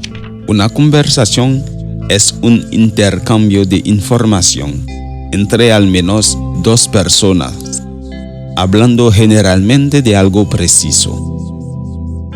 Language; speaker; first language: Spanish; non-native, fluent; Haitian Creole